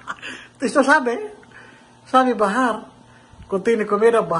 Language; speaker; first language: Spanish; non-native, learner; Filipino